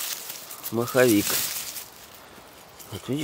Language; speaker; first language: Russian; native; Russian